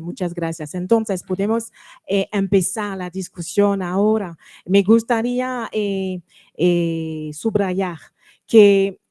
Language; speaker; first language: Spanish; non-native, learner; French